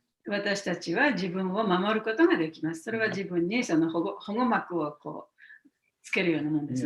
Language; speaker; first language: Japanese; native; Japanese